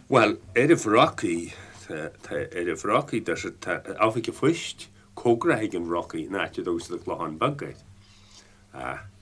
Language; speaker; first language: Irish; native; Irish